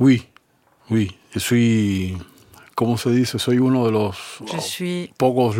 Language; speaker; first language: French; non-native, fluent; Spanish